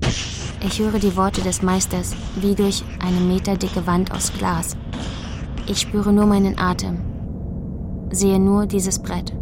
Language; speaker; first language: German; native; German